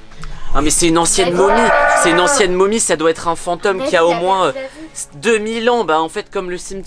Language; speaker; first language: French; native; French